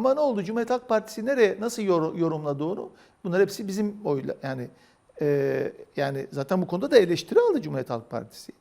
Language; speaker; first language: Turkish; native; Turkish